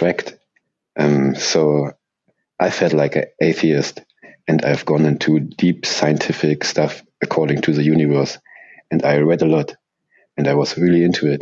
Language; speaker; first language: English; non-native, fluent; German